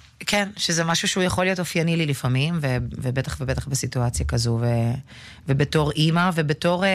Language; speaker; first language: Hebrew; early bilingual, other home language; Russian